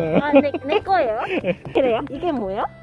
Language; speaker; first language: Korean; non-native, learner; Cantonese